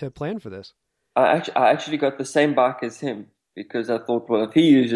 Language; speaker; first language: English; native; English